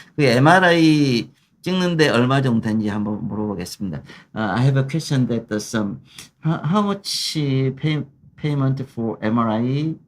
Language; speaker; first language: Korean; native; Korean